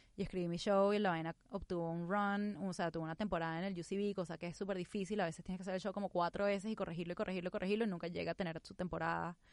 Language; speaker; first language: Spanish; native; Spanish